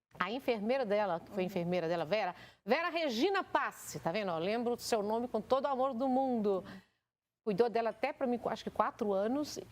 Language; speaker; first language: Portuguese; native; Portuguese